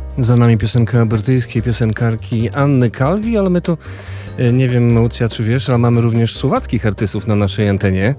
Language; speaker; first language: Polish; native; Polish